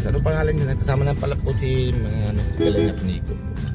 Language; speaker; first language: Filipino; non-native, local second language; Bikol